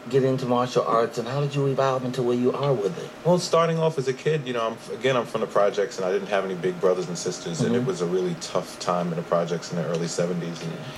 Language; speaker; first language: English; native; English